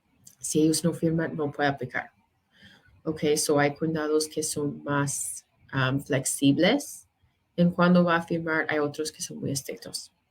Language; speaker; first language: Spanish; non-native, fluent; English